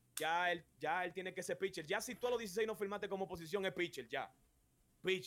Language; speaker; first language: Spanish; native; Spanish